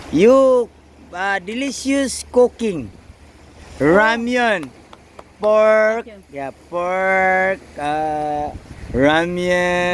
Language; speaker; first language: English; non-native, local second language; Filipino